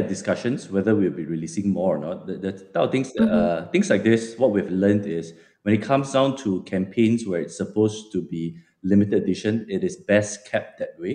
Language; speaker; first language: English; non-native, local second language; Min Nan Chinese